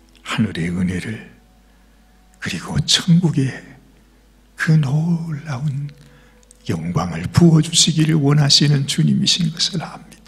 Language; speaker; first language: Korean; native; Korean